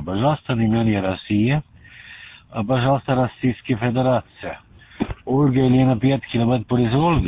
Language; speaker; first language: Russian; non-native, learner; German